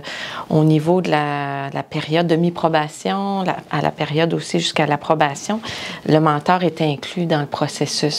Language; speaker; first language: French; native; French